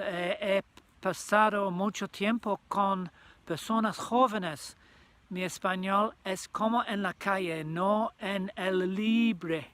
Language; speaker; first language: Spanish; non-native, learner; English